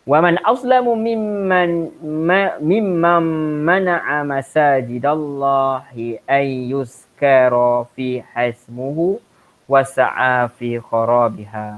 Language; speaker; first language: Arabic; non-native, fluent; Malay